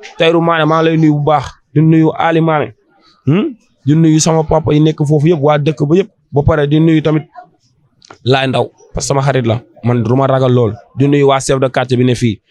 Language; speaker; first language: Wolof; non-native, local second language; Fula